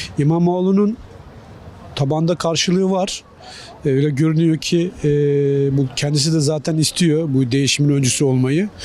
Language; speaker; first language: Turkish; native; Turkish